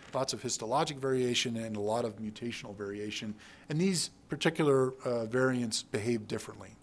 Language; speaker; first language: English; native; English